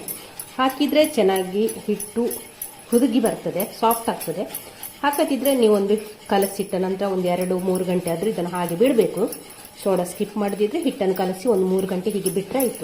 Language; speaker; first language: Kannada; native; Kannada